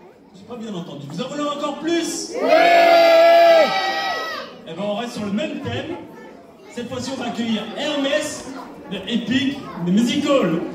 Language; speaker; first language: French; native; French